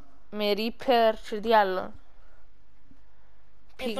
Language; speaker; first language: Greek; native; Greek